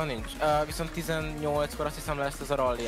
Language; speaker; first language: Hungarian; native; Hungarian